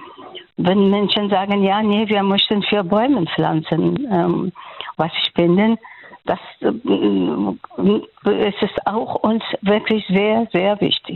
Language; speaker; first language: German; non-native, learner; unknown